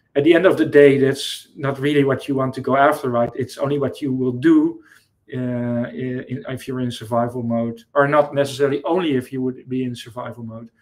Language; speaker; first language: English; non-native, fluent; Dutch